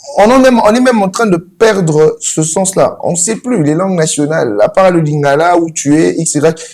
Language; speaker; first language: French; non-native, local second language; Lingala